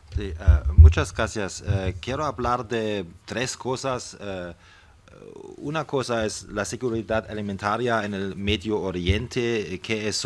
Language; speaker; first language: Spanish; non-native, fluent; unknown